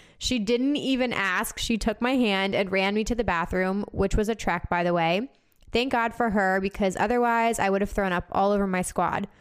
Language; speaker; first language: English; native; English